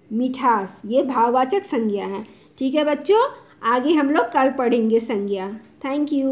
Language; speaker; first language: Hindi; non-native, local second language; Bangla